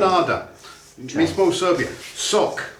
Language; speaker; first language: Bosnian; non-native, learner; English